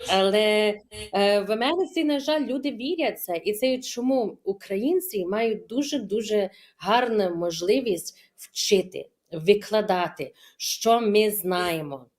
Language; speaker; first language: Ukrainian; early bilingual, heritage; Ukrainian